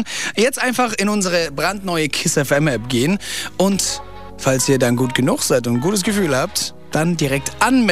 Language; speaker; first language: German; native; German